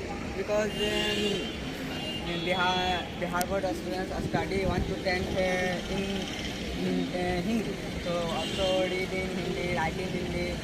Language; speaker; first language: English; non-native, learner; Hindi